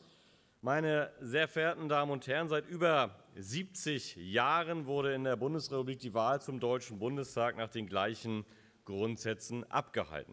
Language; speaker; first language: German; native; German